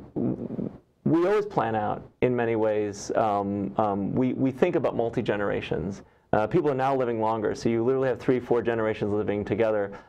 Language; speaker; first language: English; native; English